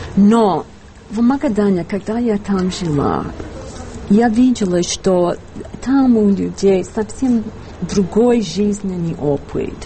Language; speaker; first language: Russian; non-native, fluent; English